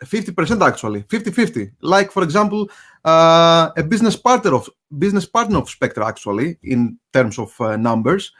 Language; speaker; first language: English; non-native, fluent; Greek